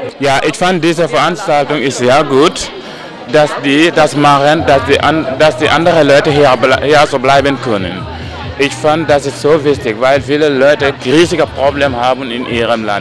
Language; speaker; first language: German; non-native, learner; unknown